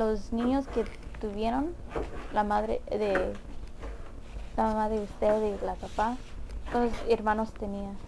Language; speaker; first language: Spanish; early bilingual, heritage; Spanish